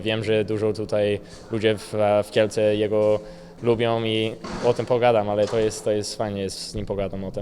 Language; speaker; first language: Polish; early bilingual, heritage; Polish